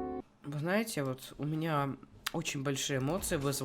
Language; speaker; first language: Russian; native; Russian